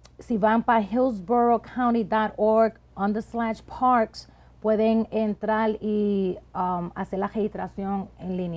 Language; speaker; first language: Spanish; early bilingual, heritage; Spanish